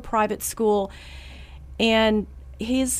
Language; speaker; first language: English; native; English